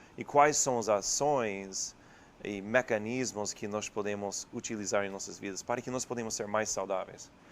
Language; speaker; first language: Portuguese; non-native, fluent; English